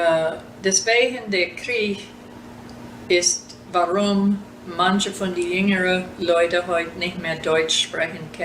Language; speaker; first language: German; early bilingual, heritage; German